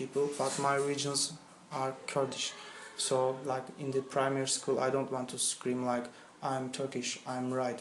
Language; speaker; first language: English; non-native, fluent; Turkish